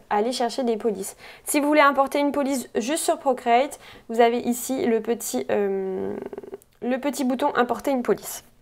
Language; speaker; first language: French; native; French